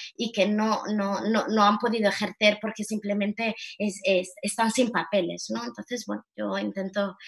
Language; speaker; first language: Spanish; early bilingual, heritage; Arabic